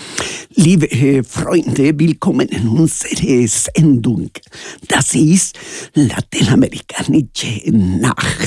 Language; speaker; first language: German; non-native, learner; Spanish